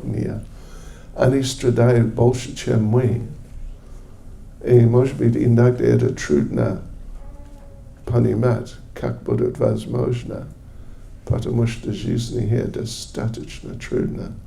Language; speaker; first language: Russian; non-native, learner; English